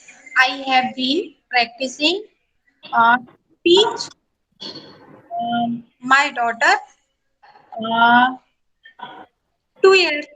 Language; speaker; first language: English; non-native, learner; Hindi